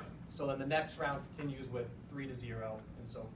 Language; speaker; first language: English; native; English